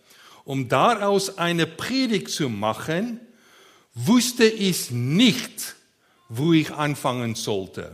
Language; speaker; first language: German; non-native, learner; Afrikaans